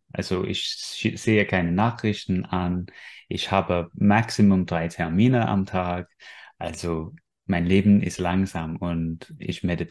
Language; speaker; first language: German; non-native, fluent; English